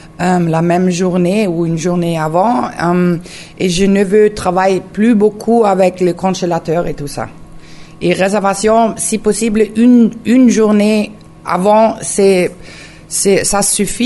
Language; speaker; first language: French; non-native, learner; German